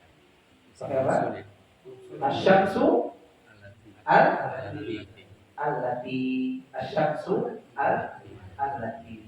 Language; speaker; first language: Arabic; non-native, learner; Indonesian